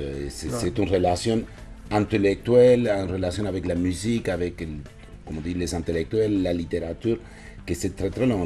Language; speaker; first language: French; non-native, fluent; Spanish